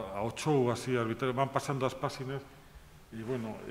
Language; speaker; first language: Spanish; non-native, local second language; Galician